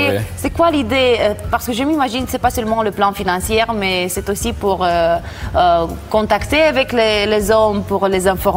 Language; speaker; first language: French; non-native, fluent; Romanian